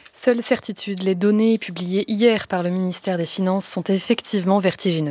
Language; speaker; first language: French; native; French